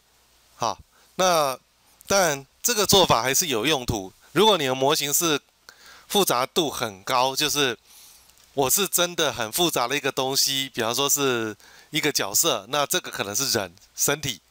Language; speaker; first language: Chinese; native; Chinese